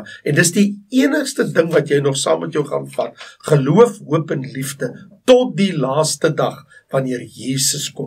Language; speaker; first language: Afrikaans; native; Afrikaans